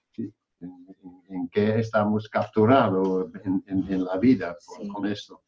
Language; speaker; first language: Spanish; non-native, fluent; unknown